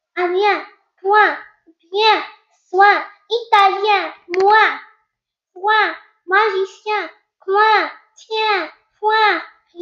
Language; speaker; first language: French; non-native, local second language; Arabic